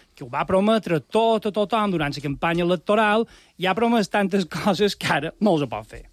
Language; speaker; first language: Catalan; native; Catalan